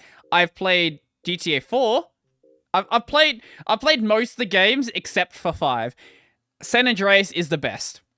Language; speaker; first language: English; native; English